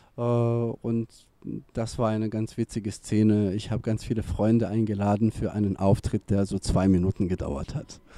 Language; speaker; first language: German; non-native, fluent; Serbian